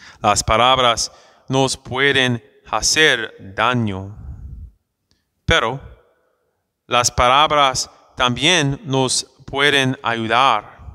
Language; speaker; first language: Spanish; non-native, fluent; English